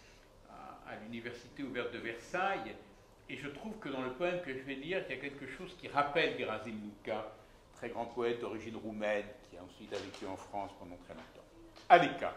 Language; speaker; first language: French; native; French